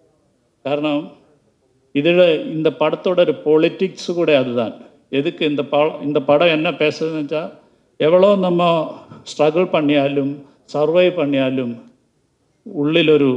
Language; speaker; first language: Tamil; non-native, learner; Malayalam